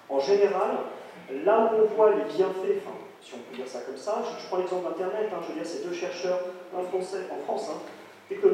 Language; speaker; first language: French; native; French